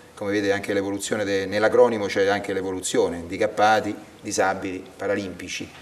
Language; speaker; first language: Italian; native; Italian